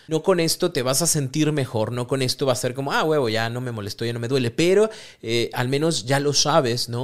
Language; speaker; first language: Spanish; native; Spanish